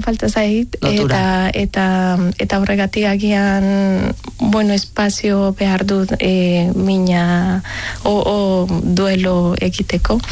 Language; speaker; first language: Basque; non-native, learner; Spanish